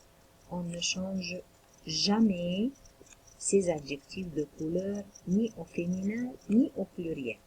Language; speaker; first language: French; non-native, local second language; Arabic